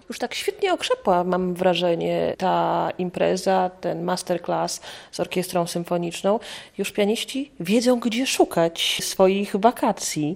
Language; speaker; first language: Polish; native; Polish